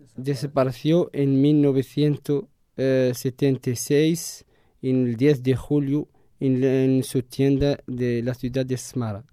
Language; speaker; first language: Spanish; non-native, learner; Arabic